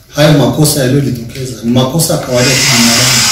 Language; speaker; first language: Swahili; non-native, local second language; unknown